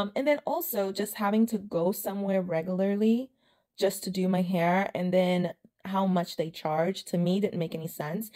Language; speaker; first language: English; native; English